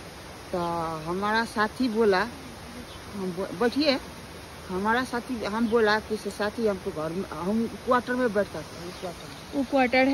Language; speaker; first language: Hindi; non-native, local second language; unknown